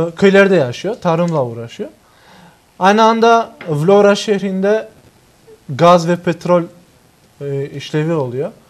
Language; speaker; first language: Turkish; non-native, fluent; Albanian